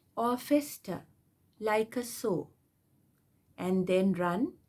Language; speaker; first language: English; non-native, local second language; Sinhala